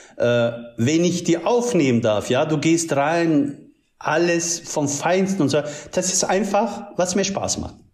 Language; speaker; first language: German; early bilingual, other home language; Turkish